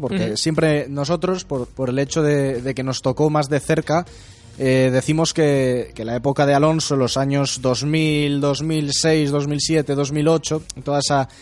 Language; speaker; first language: Spanish; native; Spanish